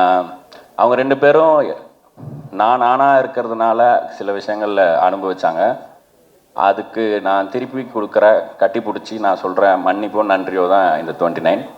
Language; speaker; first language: Tamil; native; Tamil